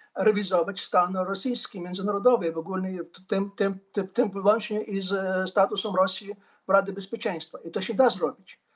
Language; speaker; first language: Polish; non-native, fluent; Ukrainian